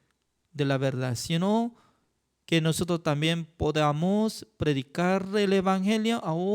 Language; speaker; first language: Spanish; non-native, fluent; Korean